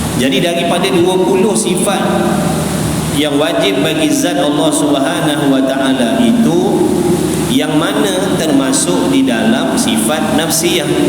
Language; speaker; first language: Malay; native; Malay